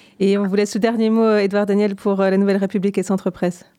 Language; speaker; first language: French; native; French